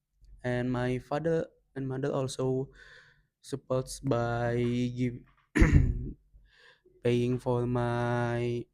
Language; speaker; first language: English; non-native, learner; Indonesian